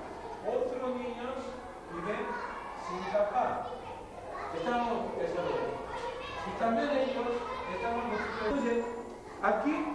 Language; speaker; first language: Spanish; non-native, learner; Korean